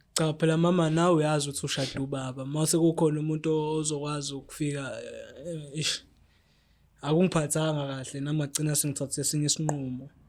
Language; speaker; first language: Zulu; native; Zulu